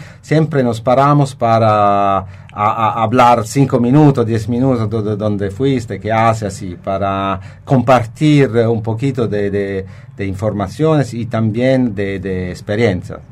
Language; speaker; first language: Spanish; non-native, fluent; Italian